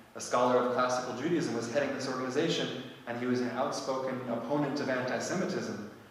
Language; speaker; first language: English; native; English